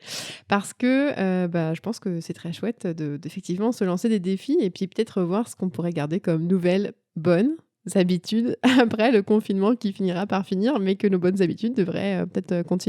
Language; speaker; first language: French; native; French